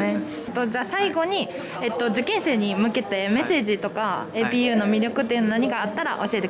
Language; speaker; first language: Japanese; native; Japanese